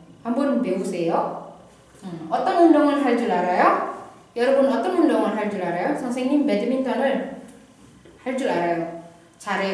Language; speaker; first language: Korean; non-native, fluent; Indonesian